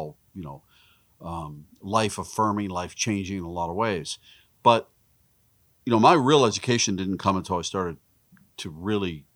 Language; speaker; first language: English; native; English